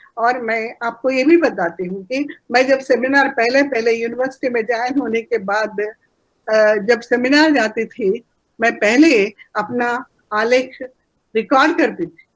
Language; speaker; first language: Hindi; non-native, local second language; Telugu